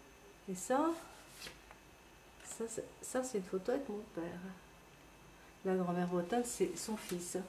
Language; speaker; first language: French; native; French